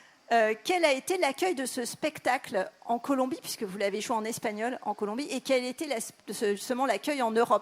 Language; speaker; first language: French; native; French